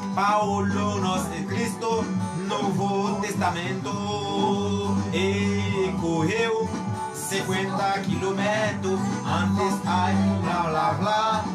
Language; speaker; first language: Portuguese; non-native, learner; Haitian Creole